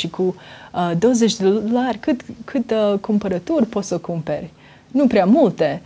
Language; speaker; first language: Romanian; early bilingual, heritage; Romanian